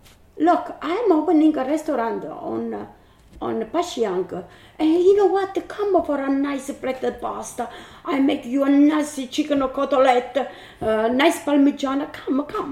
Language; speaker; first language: English; non-native, learner; Italian